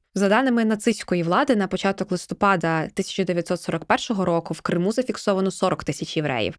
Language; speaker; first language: Ukrainian; native; Ukrainian